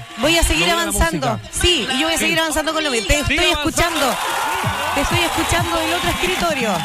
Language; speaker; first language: Spanish; native; Spanish